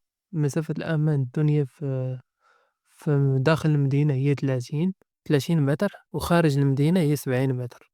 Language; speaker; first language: Arabic; native; Arabic